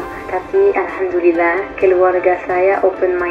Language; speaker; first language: Indonesian; non-native, fluent; French